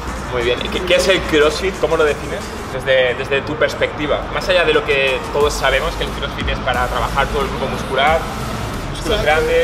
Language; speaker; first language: Spanish; native; Spanish